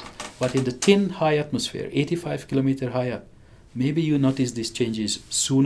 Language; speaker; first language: English; non-native, fluent; Hungarian